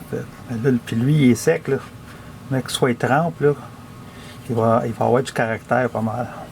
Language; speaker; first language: French; native; French